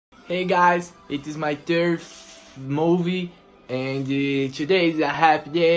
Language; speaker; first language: English; non-native, learner; Portuguese